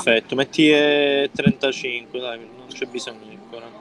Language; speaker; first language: Italian; native; Italian